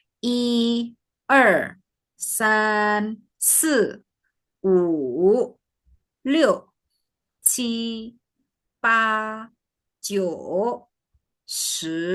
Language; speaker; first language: Chinese; non-native, fluent; Indonesian